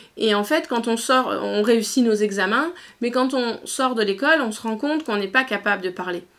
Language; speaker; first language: French; native; French